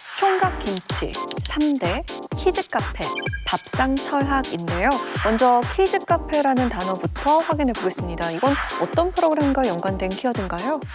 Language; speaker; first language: Korean; native; Korean